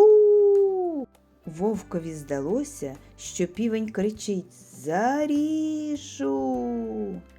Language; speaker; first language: Ukrainian; native; Ukrainian